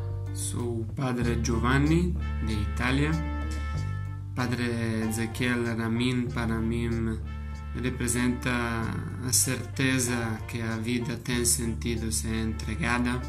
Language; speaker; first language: Portuguese; non-native, fluent; Italian